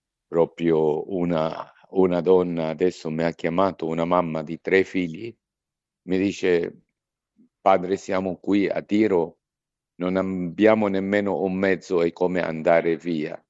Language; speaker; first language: Italian; non-native, fluent; Arabic